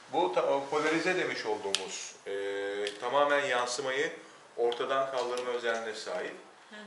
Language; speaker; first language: Turkish; native; Turkish